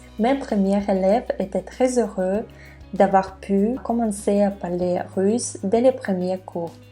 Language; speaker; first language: French; non-native, fluent; Russian